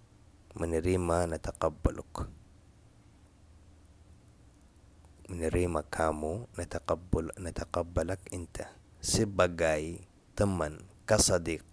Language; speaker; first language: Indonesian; non-native, fluent; Arabic